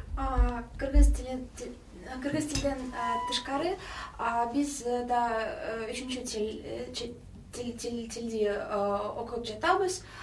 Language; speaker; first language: Kyrgyz; non-native, learner; Russian